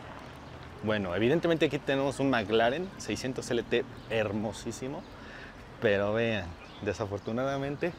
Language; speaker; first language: Spanish; native; Spanish